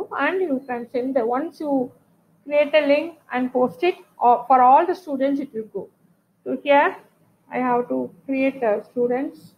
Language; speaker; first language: English; non-native, local second language; Tamil